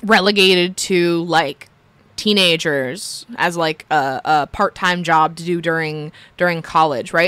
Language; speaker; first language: English; native; English